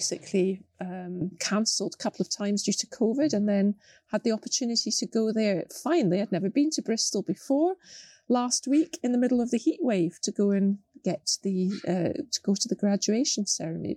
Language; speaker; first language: English; native; English